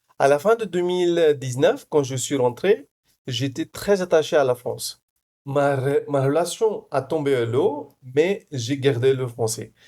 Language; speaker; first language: French; non-native, fluent; Hindi